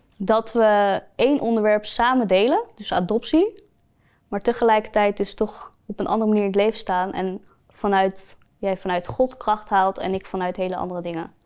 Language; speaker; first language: Dutch; early bilingual, other home language; Spanish